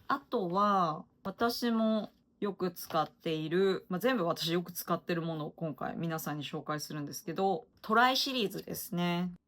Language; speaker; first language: Japanese; native; Japanese